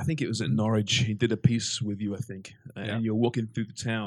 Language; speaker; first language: English; native; English